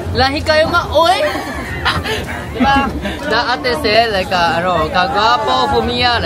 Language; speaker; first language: Filipino; non-native, learner; Japanese